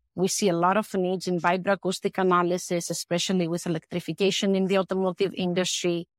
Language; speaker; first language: English; non-native, fluent; Greek